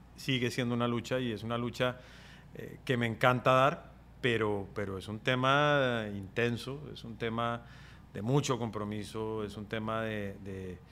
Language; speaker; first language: Spanish; native; Spanish